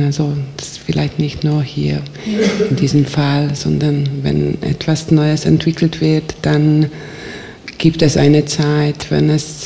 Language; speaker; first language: German; non-native, fluent; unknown